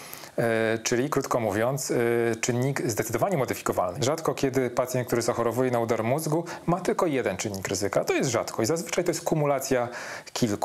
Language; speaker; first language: Polish; native; Polish